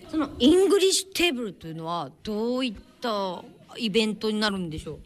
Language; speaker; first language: Japanese; native; Japanese